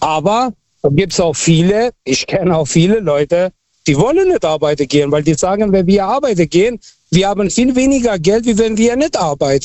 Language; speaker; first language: German; non-native, fluent; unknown